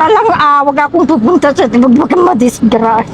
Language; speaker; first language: Filipino; non-native, local second language; Iloko